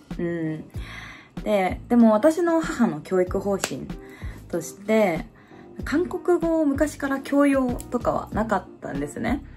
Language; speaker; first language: Japanese; native; Japanese